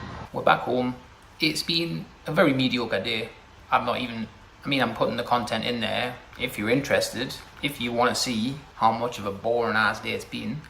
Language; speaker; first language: English; native; English